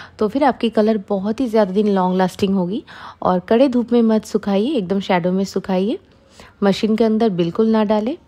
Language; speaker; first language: Hindi; non-native, local second language; Bangla